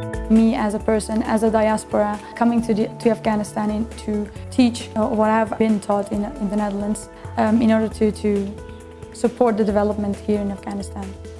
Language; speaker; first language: English; non-native, fluent; Persian